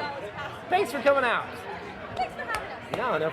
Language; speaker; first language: English; native; English